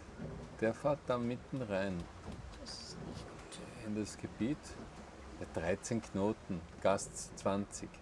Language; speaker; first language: German; native; German